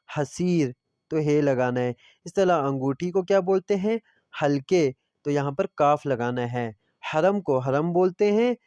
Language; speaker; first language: Urdu; non-native, local second language; Punjabi